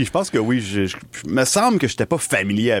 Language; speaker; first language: French; native; French